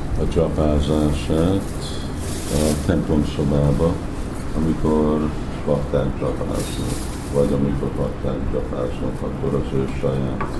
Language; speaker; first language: Hungarian; early bilingual, heritage; Hungarian